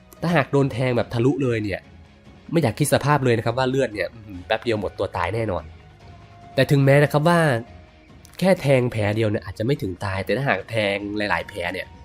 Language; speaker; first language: Thai; native; Thai